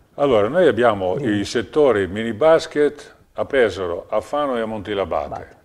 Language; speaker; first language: Italian; native; Italian